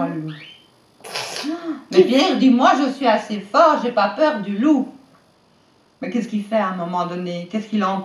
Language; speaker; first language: French; native; French